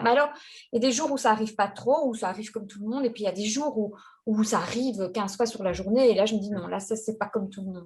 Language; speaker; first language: French; native; French